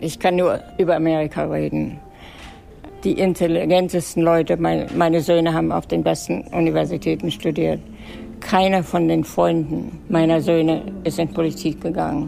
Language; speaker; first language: German; native; German